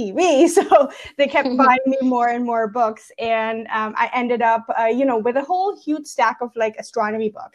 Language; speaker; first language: English; non-native, local second language; Gujarati